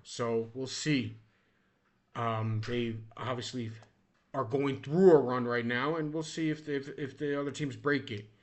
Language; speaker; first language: English; native; English